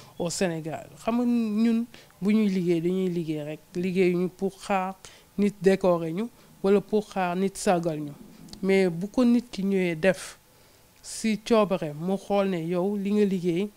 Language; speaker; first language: Wolof; non-native, local second language; Serer